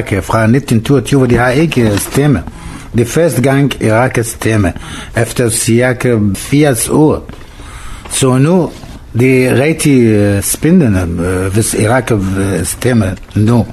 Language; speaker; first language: Danish; non-native, learner; Arabic